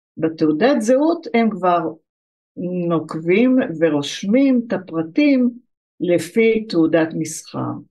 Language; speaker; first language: Hebrew; early bilingual, other home language; English